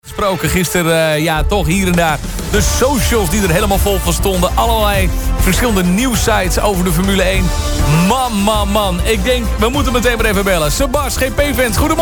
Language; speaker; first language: Dutch; native; Dutch